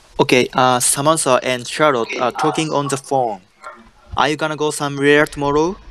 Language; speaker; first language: English; non-native, learner; Japanese